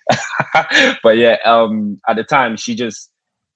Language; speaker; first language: English; native; English